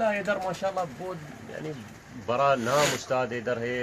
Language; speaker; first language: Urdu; non-native, learner; Arabic